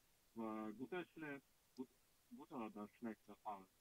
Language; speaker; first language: German; non-native, learner; Russian